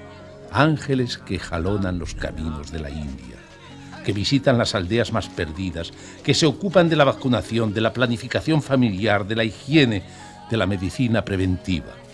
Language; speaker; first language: Spanish; native; Spanish